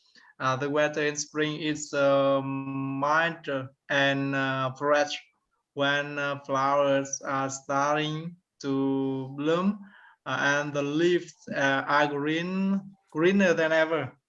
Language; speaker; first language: English; non-native, learner; Vietnamese